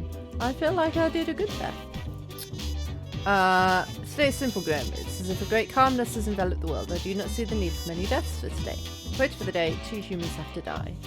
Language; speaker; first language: English; native; English